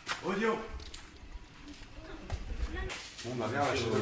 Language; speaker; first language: French; native; French